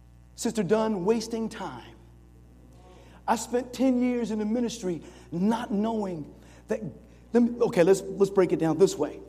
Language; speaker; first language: English; native; English